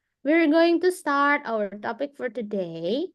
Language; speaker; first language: English; non-native, fluent; Indonesian